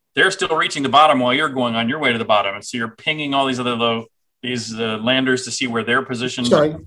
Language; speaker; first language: English; native; English